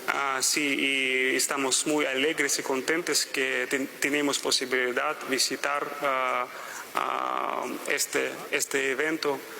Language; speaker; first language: Spanish; non-native, fluent; Russian